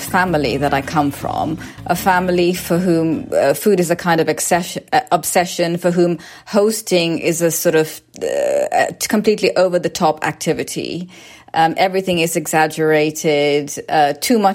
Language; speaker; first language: English; native; English